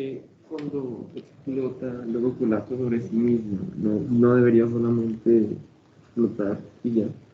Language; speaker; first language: Spanish; native; Spanish